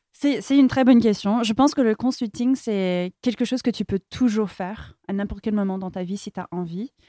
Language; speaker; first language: French; non-native, fluent; English